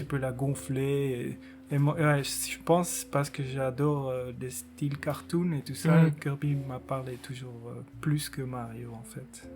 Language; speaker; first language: French; non-native, local second language; Dutch